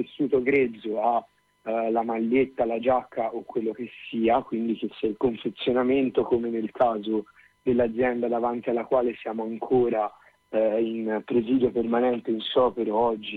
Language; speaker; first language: Italian; native; Italian